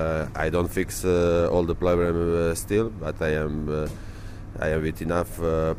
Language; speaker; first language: English; non-native, learner; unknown